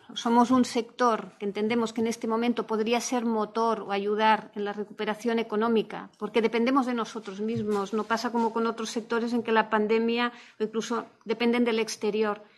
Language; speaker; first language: Spanish; non-native, local second language; Catalan